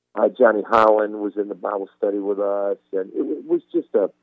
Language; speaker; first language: English; non-native, fluent; Turkish